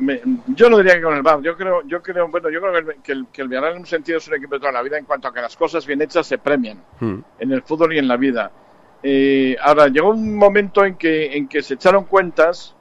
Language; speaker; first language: Spanish; native; Spanish